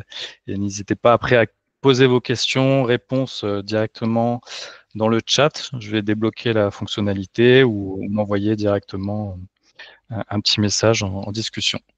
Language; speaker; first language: French; native; French